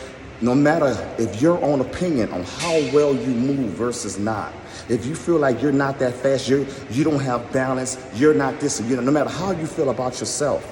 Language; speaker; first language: English; native; English